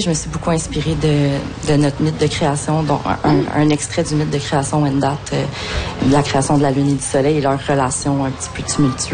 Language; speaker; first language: French; native; French